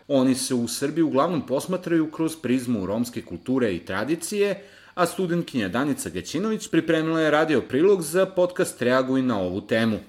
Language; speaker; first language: Serbian; native; Serbian